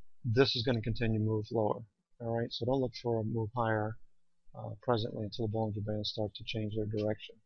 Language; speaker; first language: English; native; English